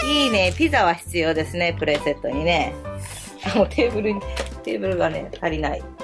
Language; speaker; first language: Japanese; native; Japanese